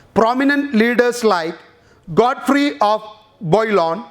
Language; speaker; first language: English; non-native, local second language; Malayalam